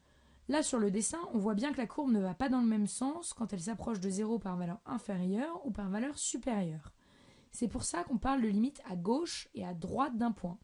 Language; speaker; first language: French; native; French